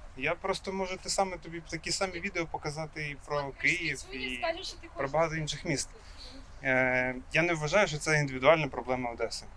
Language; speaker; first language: Ukrainian; non-native, local second language; Russian